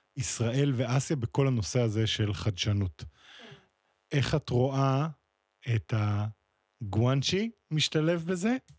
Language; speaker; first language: Hebrew; native; Hebrew